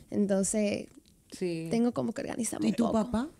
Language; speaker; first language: Spanish; native; Spanish